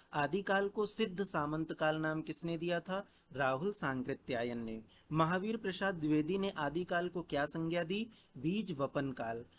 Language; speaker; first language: Hindi; native; Hindi